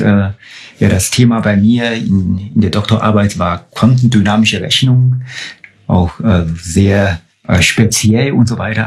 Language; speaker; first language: German; non-native, fluent; Chinese